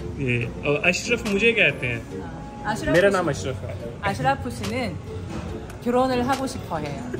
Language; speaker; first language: Korean; non-native, learner; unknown